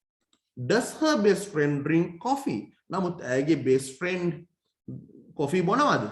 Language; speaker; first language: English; non-native, local second language; Sinhala